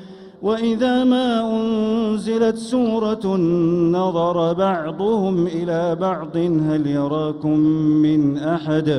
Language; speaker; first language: Arabic; native; Arabic